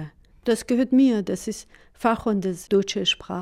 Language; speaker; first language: German; non-native, fluent; Persian